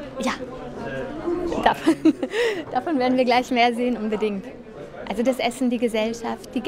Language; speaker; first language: German; native; German